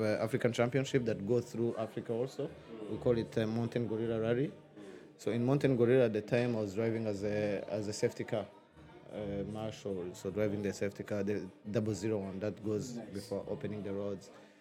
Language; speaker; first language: English; non-native, local second language; Kinyarwanda